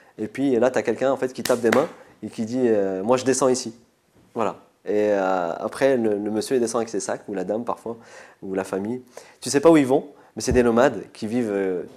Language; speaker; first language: French; early bilingual, other home language; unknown